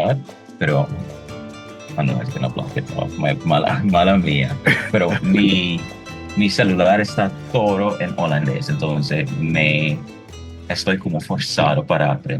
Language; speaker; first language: Spanish; non-native, fluent; English